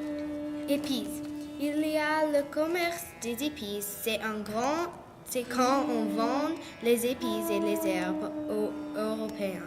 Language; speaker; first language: French; non-native, learner; English